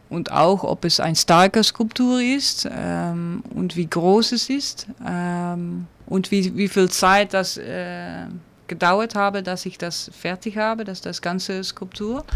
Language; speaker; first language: German; non-native, learner; Dutch